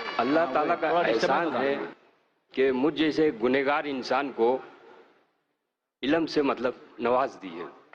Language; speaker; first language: Hindi; non-native, local second language; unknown